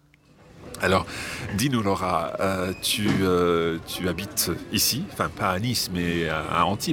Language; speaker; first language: French; non-native, fluent; English